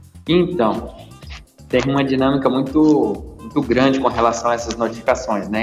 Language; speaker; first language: Portuguese; native; Portuguese